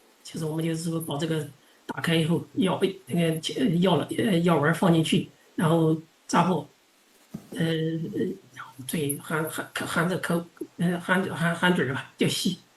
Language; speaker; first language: Chinese; non-native, local second language; Indonesian